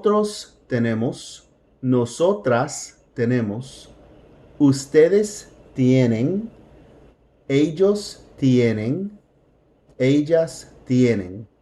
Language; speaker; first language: Spanish; non-native, fluent; English